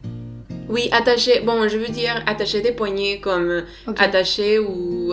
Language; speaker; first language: French; non-native, learner; Spanish